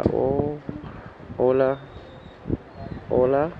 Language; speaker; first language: Spanish; non-native, learner; English